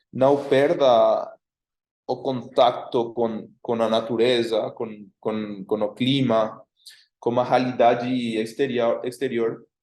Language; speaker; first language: Portuguese; non-native, fluent; Spanish